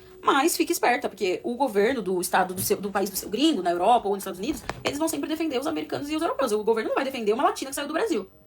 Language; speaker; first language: Portuguese; native; Portuguese